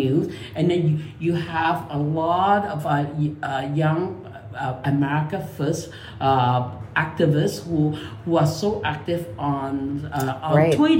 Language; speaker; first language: English; non-native, local second language; Min Nan Chinese